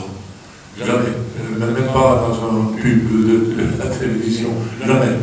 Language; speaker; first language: French; non-native, fluent; Swedish